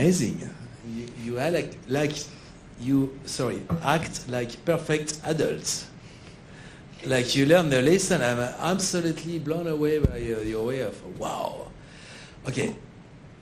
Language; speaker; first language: English; non-native, fluent; French